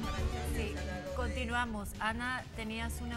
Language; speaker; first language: Spanish; native; Spanish